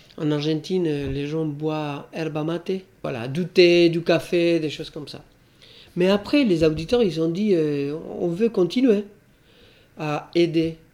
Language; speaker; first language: French; non-native, fluent; Spanish